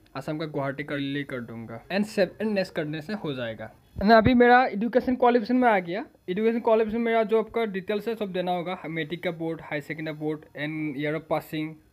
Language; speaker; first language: Hindi; non-native, local second language; Assamese